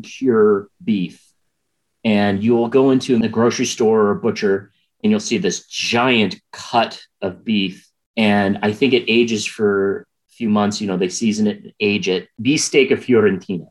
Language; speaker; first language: English; native; English